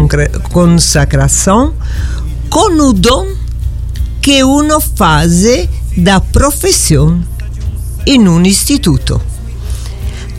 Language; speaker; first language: Portuguese; non-native, learner; Italian